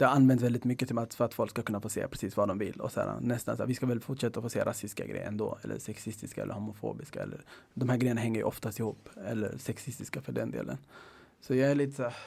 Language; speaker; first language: Swedish; early bilingual, other home language; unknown